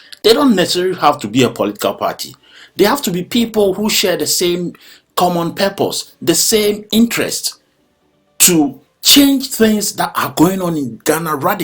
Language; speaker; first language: English; non-native, local second language; Akan